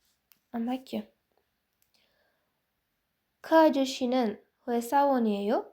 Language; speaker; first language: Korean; non-native, fluent; Uzbek